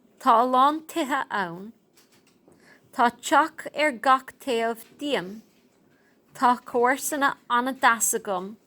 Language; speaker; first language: Irish; non-native, local second language; English